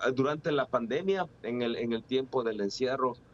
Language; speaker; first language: Spanish; native; Spanish